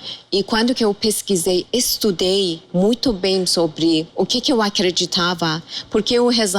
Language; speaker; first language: Portuguese; non-native, fluent; Persian